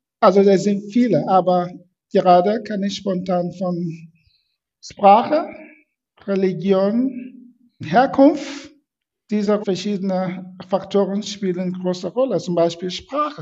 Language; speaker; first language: German; non-native, fluent; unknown